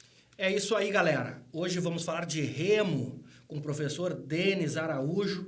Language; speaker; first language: Portuguese; native; Portuguese